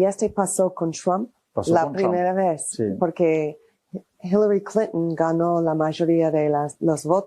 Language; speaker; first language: Spanish; non-native, fluent; English